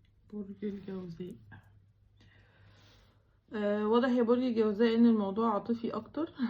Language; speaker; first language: Arabic; native; Arabic